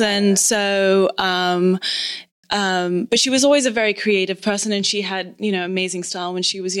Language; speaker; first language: English; native; English